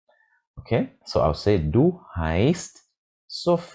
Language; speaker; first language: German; non-native, fluent; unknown